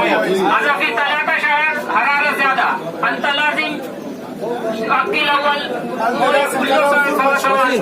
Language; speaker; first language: Arabic; non-native, learner; Hindi